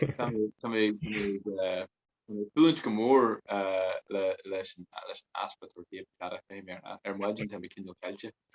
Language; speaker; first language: Irish; native; Irish